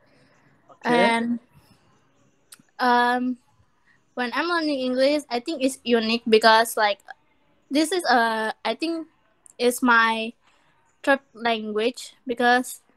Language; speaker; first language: English; non-native, learner; Indonesian